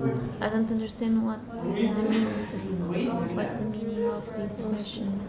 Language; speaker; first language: English; non-native, learner; Portuguese